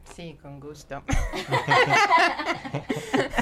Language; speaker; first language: Spanish; non-native, learner; Persian